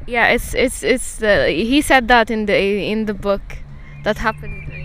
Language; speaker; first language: English; non-native, fluent; Arabic